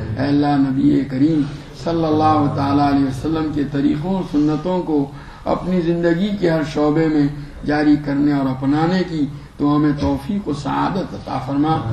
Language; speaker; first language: Urdu; non-native, local second language; Gujarati